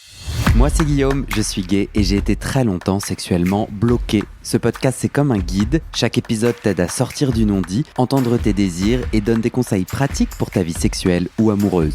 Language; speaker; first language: French; native; French